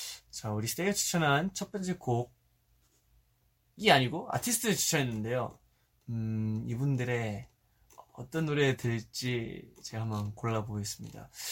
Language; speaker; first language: Korean; early bilingual, heritage; Korean